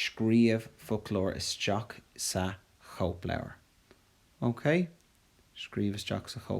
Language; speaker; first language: Irish; non-native, local second language; English